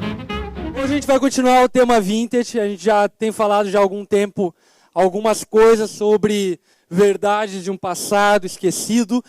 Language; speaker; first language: Portuguese; native; Portuguese